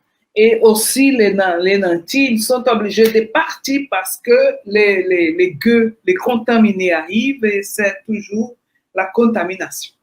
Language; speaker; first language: French; non-native, fluent; Portuguese